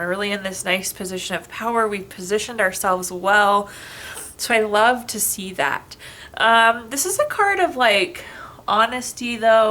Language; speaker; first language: English; native; English